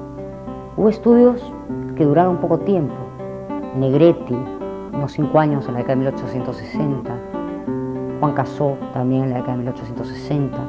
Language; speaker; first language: Spanish; native; Spanish